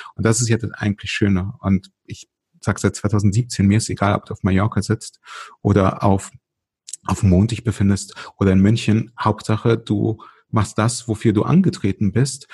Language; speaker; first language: German; early bilingual, other home language; Russian